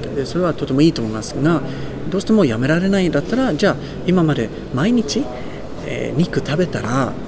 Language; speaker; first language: Japanese; non-native, fluent; Swedish